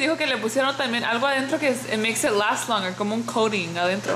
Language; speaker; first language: Spanish; early bilingual, heritage; Spanish